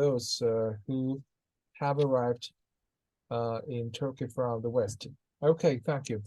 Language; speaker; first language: English; non-native, fluent; Russian